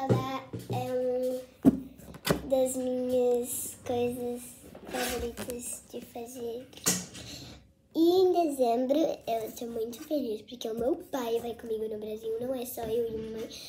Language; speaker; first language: Portuguese; early bilingual, heritage; Portuguese